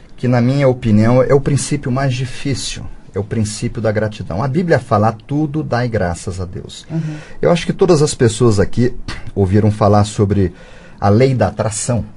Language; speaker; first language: Portuguese; native; Portuguese